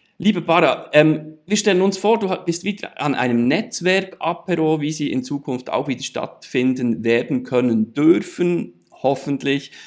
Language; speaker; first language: German; native; German